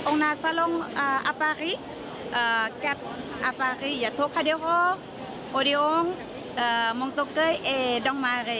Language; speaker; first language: French; non-native, learner; Thai